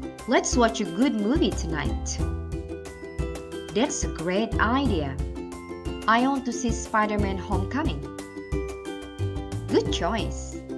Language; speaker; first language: English; non-native, fluent; Indonesian